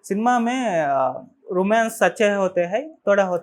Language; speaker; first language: Hindi; non-native, local second language; Telugu